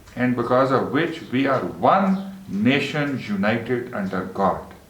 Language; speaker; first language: English; non-native, local second language; Urdu